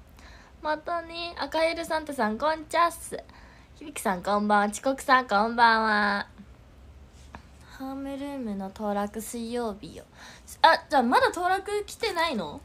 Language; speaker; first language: Japanese; native; Japanese